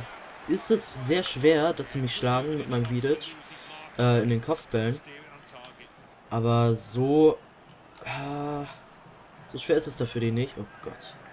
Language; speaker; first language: German; native; German